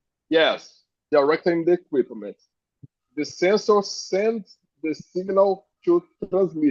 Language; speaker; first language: English; non-native, learner; Portuguese